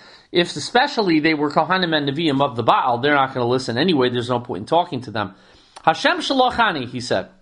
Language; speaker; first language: English; native; English